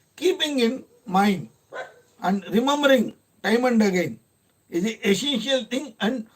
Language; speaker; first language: English; non-native, local second language; Telugu